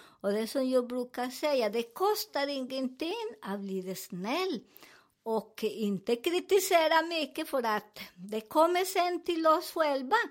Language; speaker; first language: Swedish; non-native, learner; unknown